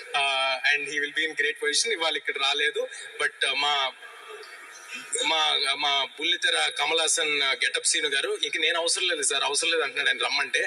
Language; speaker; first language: Telugu; native; Telugu